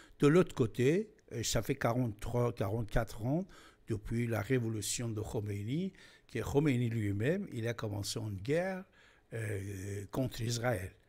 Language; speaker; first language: French; non-native, fluent; Persian